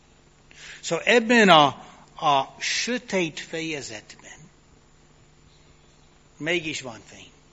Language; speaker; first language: Hungarian; non-native, fluent; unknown